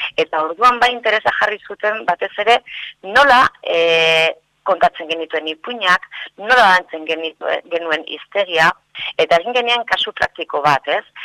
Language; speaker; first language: Basque; non-native, local second language; Spanish